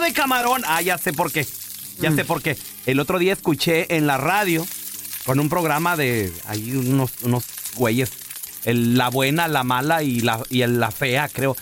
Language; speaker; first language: Spanish; native; Spanish